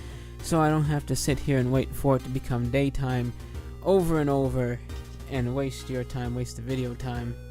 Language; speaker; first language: English; native; English